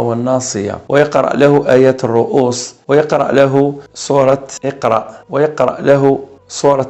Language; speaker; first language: Arabic; native; Arabic